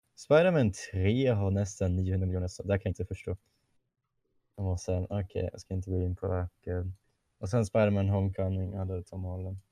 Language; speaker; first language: Swedish; non-native, fluent; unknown